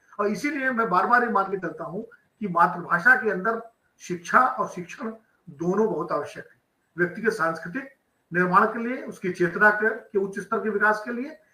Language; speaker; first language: Hindi; native; Hindi